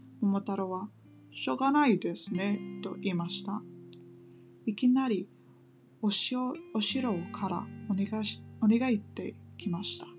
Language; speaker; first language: Japanese; non-native, learner; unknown